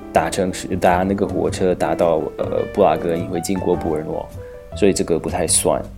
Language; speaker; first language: Chinese; non-native, fluent; Hungarian